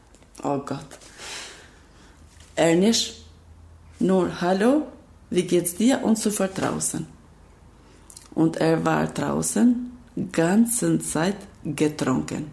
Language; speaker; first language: German; non-native, learner; Albanian